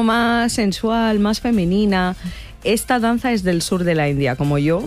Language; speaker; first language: Spanish; non-native, fluent; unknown